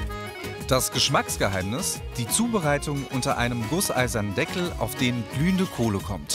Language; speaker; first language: German; native; German